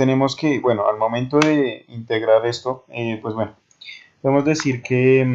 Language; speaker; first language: Spanish; native; Spanish